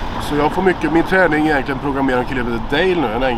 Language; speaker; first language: Swedish; native; Swedish